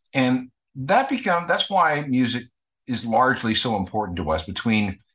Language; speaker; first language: English; native; English